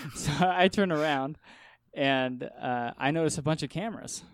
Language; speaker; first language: English; native; English